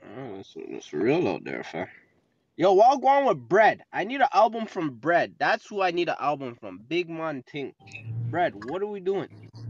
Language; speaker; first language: English; native; English